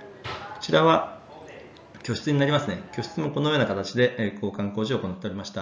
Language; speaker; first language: Japanese; native; Japanese